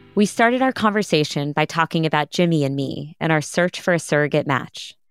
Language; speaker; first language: English; early bilingual, other home language; Hindi